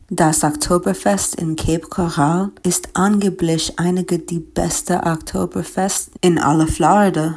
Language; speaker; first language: German; non-native, learner; English